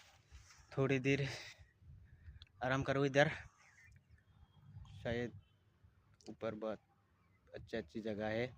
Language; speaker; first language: Hindi; non-native, local second language; Assamese